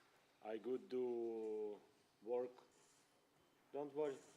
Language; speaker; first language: English; non-native, learner; Ukrainian